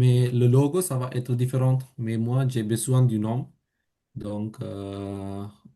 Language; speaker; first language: French; non-native, fluent; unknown